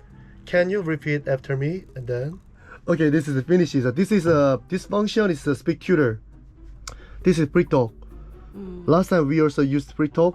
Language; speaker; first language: English; non-native, learner; Korean